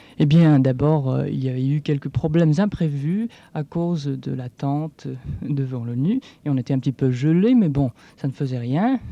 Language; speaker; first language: French; non-native, fluent; Bulgarian